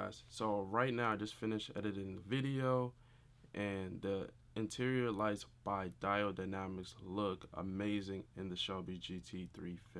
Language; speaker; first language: English; native; English